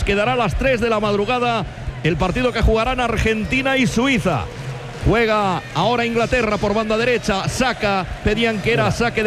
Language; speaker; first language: Spanish; native; Spanish